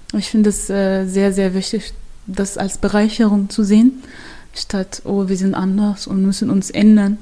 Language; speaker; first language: German; non-native, fluent; Arabic